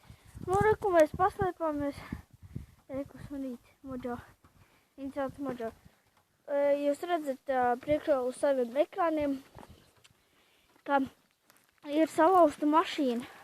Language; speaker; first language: Latvian; non-native, local second language; Russian